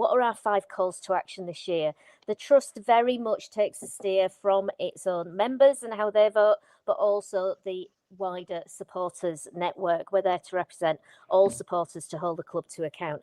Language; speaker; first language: English; native; English